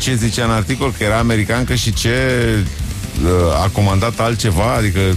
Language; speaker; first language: Romanian; native; Romanian